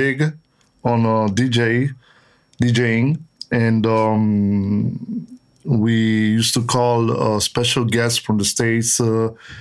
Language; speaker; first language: English; non-native, fluent; Italian